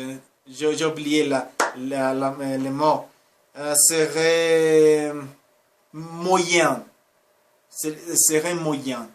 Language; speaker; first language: French; non-native, learner; Spanish